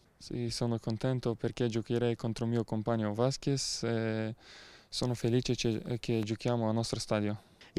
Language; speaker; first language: Italian; non-native, learner; Bulgarian